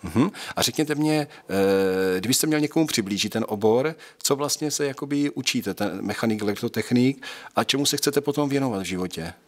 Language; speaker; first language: Czech; native; Czech